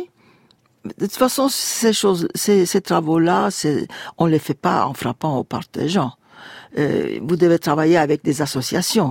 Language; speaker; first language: French; non-native, fluent; Turkish